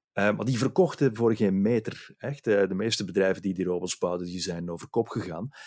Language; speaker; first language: Dutch; native; Dutch